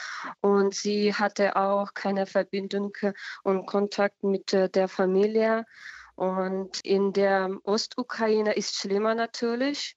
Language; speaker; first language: German; non-native, fluent; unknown